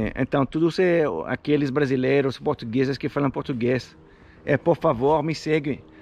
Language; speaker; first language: Portuguese; non-native, learner; French